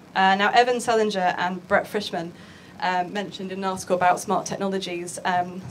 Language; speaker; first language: English; native; English